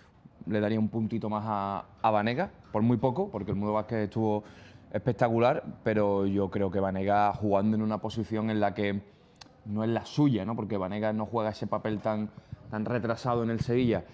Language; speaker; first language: Spanish; native; Spanish